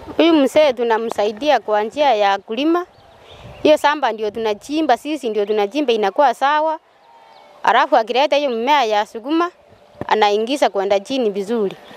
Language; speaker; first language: Swahili; non-native, local second language; Gusii